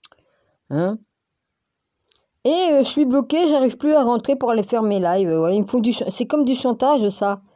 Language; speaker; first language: French; native; French